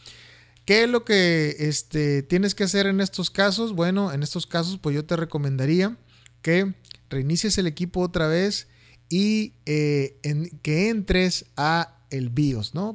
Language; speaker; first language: Spanish; native; Spanish